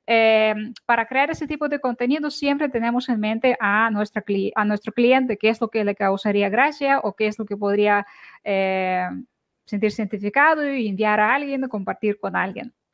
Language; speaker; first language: Spanish; non-native, fluent; Ukrainian